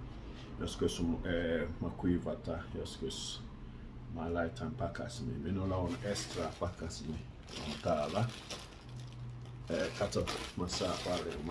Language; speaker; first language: Finnish; non-native, learner; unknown